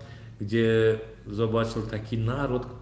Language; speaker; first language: Polish; non-native, learner; Turkmen